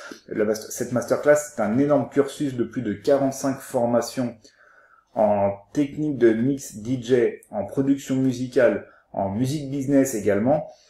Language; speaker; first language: French; native; French